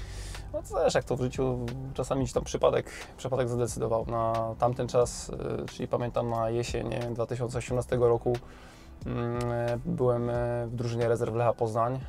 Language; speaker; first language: Polish; native; Polish